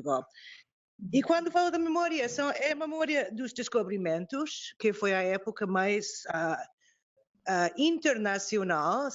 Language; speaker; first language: Portuguese; non-native, fluent; English